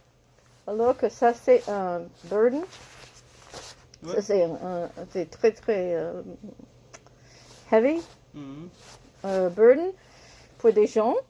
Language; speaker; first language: French; non-native, learner; English